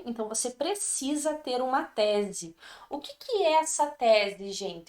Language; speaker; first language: Portuguese; native; Portuguese